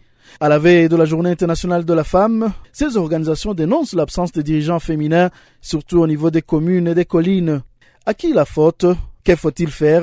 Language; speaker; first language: French; non-native, local second language; Rundi